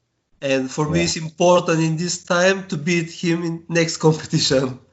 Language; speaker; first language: English; non-native, learner; Bulgarian